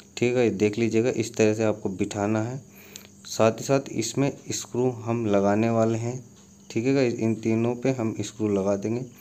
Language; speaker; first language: Hindi; native; Hindi